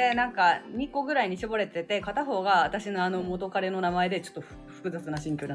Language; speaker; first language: Japanese; native; Japanese